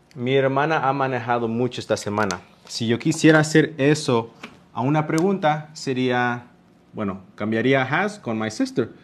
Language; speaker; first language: Spanish; early bilingual, heritage; Spanish